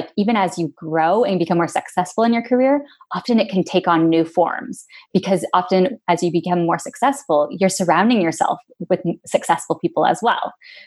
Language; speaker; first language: English; native; English